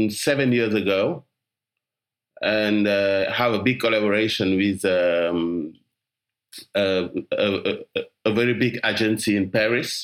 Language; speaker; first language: English; non-native, learner; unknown